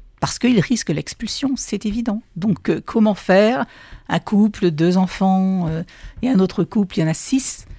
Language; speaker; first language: French; native; French